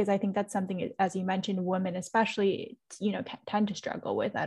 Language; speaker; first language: English; native; English